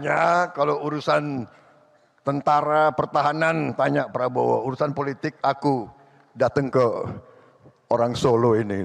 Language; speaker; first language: Indonesian; native; Indonesian